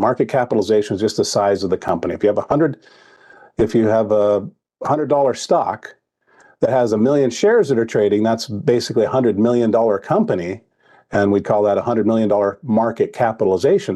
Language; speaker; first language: English; native; English